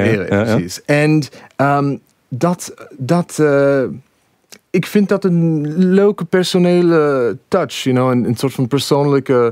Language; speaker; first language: Dutch; non-native, fluent; English